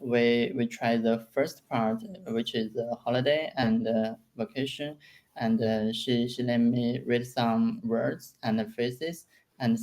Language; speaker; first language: English; non-native, learner; Chinese